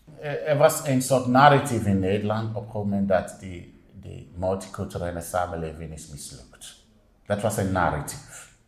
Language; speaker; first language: Dutch; non-native, fluent; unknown